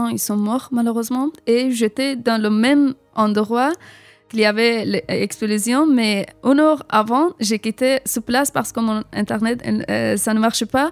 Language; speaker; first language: French; non-native, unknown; Persian